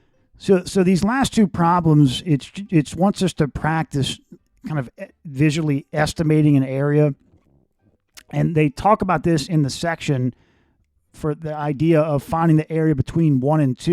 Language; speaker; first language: English; native; English